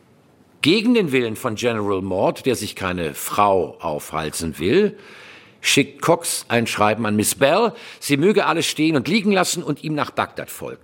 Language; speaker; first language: German; native; German